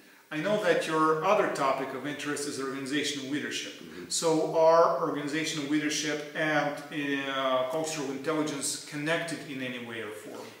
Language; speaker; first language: English; non-native, fluent; Ukrainian